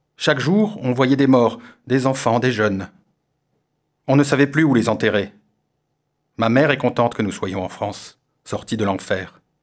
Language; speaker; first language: French; non-native, learner; Armenian